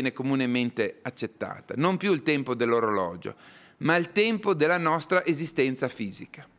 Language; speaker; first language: Italian; native; Italian